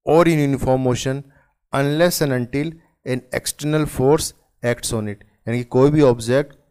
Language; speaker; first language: Hindi; native; Hindi